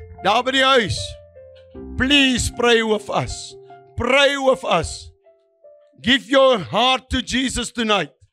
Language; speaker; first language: English; non-native, learner; Afrikaans